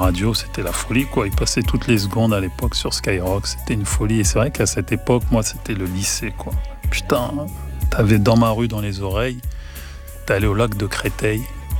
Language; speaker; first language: French; native; French